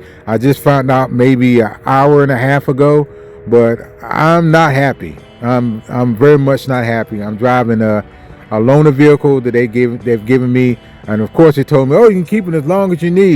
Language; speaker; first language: English; native; English